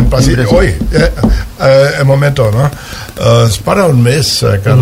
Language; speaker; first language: Portuguese; non-native, learner; German